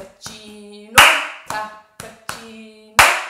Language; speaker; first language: English; native; English